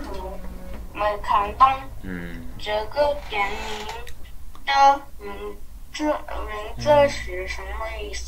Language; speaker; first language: Chinese; non-native, learner; English